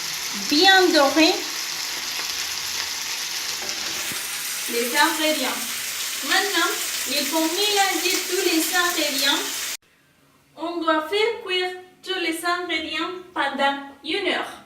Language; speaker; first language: French; non-native, learner; Spanish